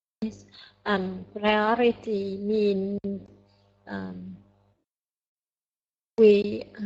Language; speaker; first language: English; non-native, learner; Vietnamese